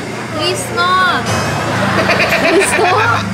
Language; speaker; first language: Indonesian; non-native, learner; Russian